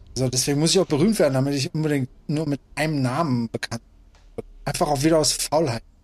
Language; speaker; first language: German; early bilingual, other home language; Persian